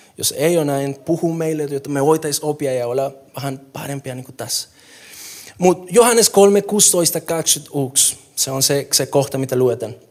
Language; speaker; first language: Finnish; non-native, fluent; Spanish